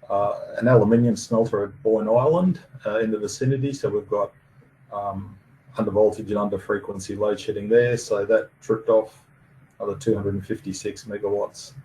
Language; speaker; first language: English; native; English